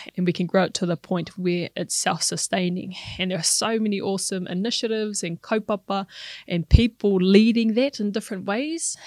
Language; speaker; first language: English; non-native, local second language; Māori